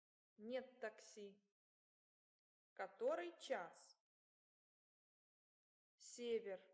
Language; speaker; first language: Russian; non-native, learner; English